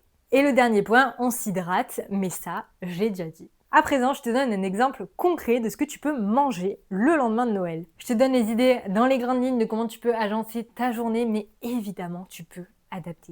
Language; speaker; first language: French; native; French